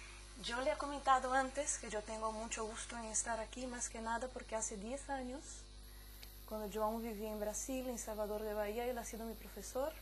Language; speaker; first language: Spanish; non-native, fluent; Portuguese